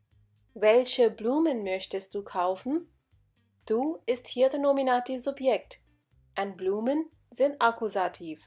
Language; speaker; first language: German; non-native, fluent; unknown